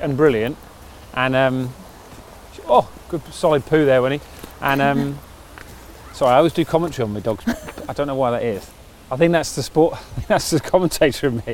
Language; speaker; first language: English; native; English